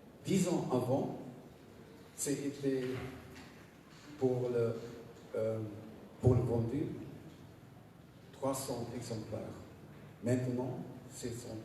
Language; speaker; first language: French; non-native, learner; German